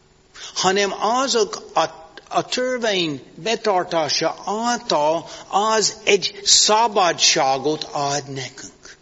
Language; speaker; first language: Hungarian; non-native, fluent; English